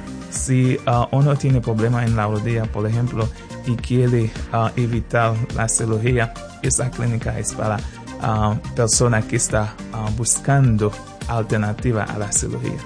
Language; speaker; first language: Spanish; non-native, fluent; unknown